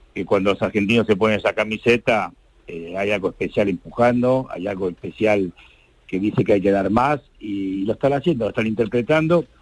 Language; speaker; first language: Spanish; native; Spanish